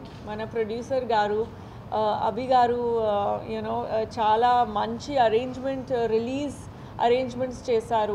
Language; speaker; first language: Telugu; non-native, fluent; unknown